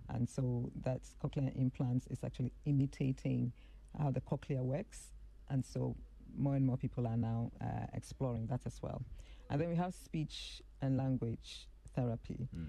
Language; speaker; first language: English; non-native, local second language; Akan